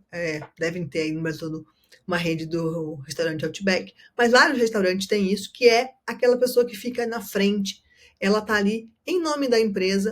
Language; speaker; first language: Portuguese; native; Portuguese